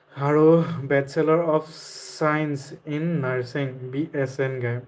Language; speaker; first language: English; non-native, local second language; Assamese